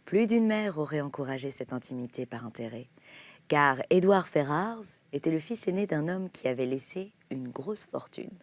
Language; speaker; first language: French; native; French